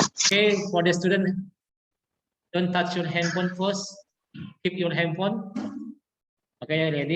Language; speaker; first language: English; non-native, learner; Indonesian